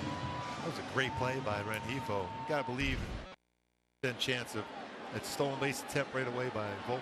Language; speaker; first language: English; native; English